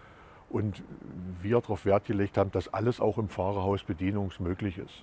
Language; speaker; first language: German; native; German